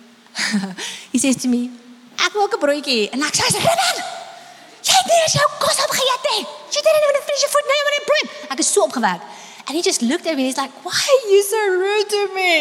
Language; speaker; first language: English; non-native, local second language; Afrikaans